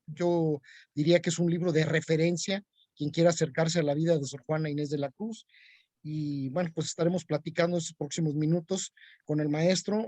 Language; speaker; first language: Spanish; native; Spanish